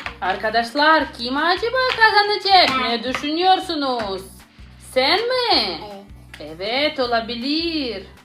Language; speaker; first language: Turkish; non-native, learner; Russian